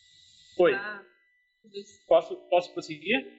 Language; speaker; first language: Portuguese; native; Portuguese